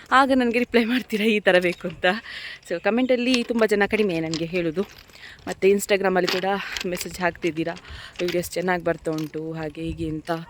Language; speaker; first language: Kannada; non-native, local second language; Tulu